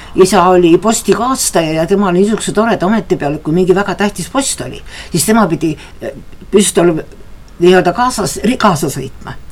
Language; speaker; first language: Estonian; native; Estonian